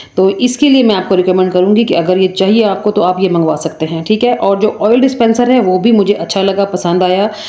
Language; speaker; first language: Urdu; native; Urdu